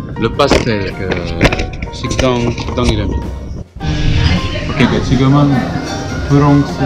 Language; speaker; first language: Korean; non-native, learner; French